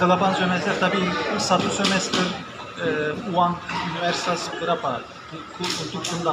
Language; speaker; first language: Indonesian; non-native, learner; English